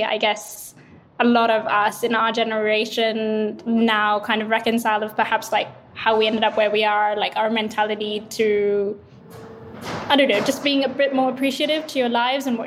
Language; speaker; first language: English; non-native, local second language; Sinhala